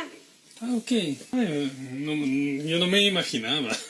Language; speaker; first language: Spanish; non-native, fluent; French